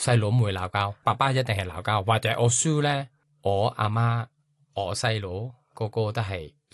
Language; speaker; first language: Cantonese; non-native, fluent; Thai